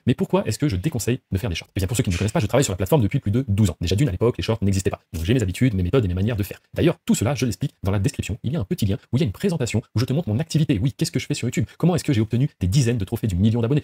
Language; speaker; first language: French; native; French